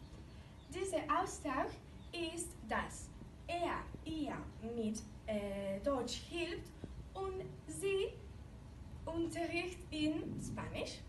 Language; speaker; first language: German; non-native, learner; Catalan